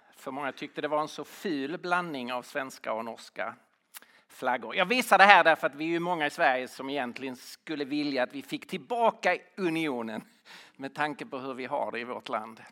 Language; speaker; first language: Swedish; native; Swedish